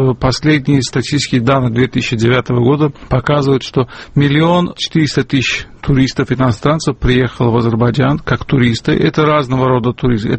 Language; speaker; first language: Russian; non-native, local second language; Azerbaijani